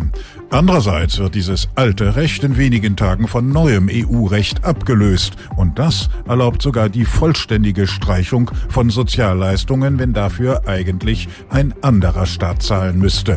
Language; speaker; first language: German; native; German